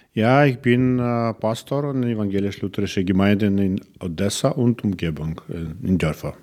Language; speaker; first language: German; non-native, learner; Russian